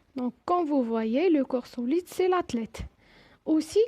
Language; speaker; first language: French; non-native, local second language; Arabic